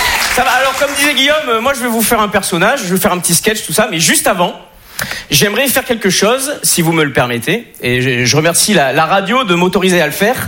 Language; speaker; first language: French; native; French